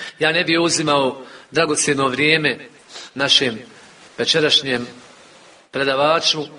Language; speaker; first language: Bosnian; native; Bosnian